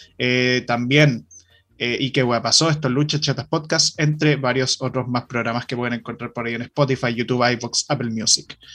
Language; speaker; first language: Spanish; native; Spanish